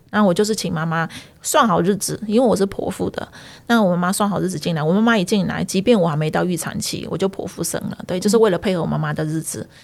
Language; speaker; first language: Chinese; early bilingual, heritage; Chinese